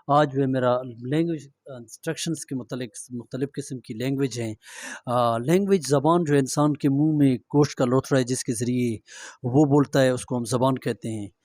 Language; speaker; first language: Urdu; non-native, local second language; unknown